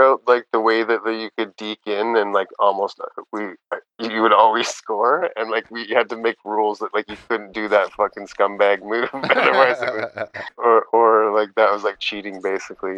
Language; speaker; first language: English; native; English